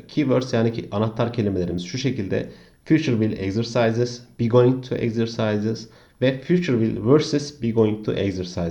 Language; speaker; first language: English; non-native, fluent; Turkish